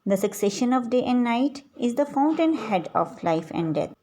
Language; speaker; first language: English; non-native, local second language; Urdu